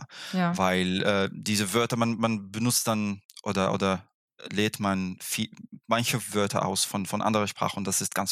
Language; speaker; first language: German; non-native, fluent; Arabic